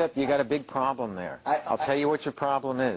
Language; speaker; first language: English; native; English